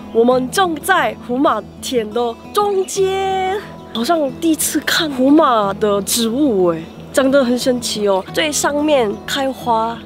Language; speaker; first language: Chinese; non-native, fluent; Korean